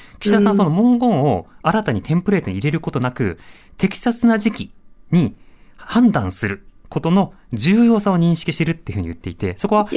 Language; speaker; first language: Japanese; native; Japanese